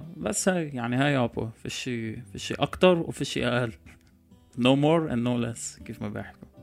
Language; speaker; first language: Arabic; non-native, local second language; Armenian